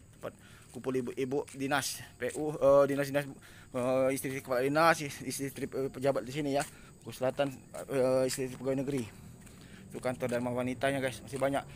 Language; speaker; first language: Indonesian; native; Indonesian